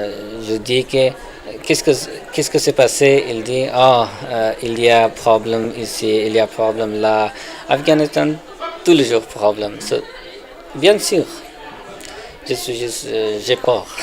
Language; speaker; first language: French; non-native, learner; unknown